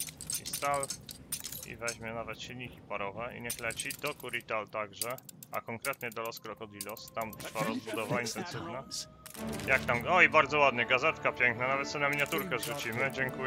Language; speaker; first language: Polish; native; Polish